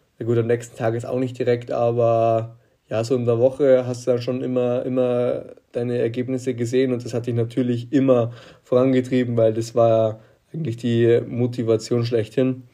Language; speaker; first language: German; native; German